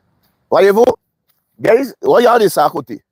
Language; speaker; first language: French; native; French